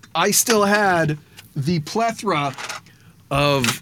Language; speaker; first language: English; native; English